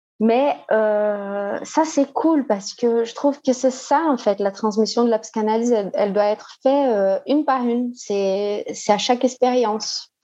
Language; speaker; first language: French; non-native, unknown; Portuguese